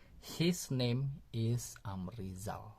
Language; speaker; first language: English; non-native, learner; Indonesian